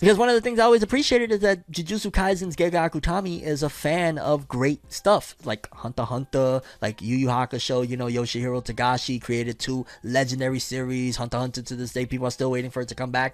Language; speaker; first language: English; native; English